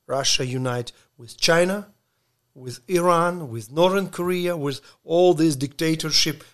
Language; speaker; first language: English; non-native, learner; Ukrainian